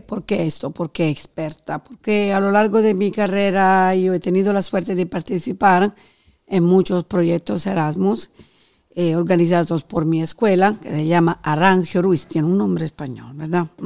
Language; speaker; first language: Spanish; non-native, fluent; Italian